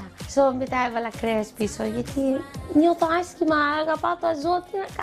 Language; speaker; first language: Greek; early bilingual, heritage; Greek